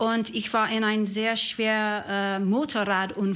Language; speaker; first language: German; non-native, learner; English